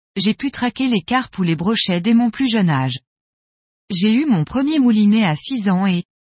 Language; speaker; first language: French; native; French